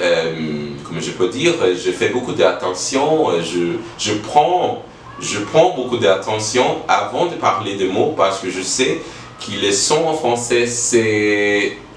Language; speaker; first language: French; non-native, learner; English